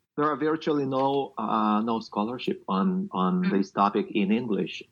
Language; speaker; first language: English; non-native, fluent; Ukrainian